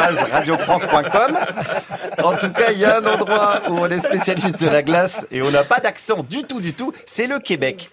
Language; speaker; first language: French; native; French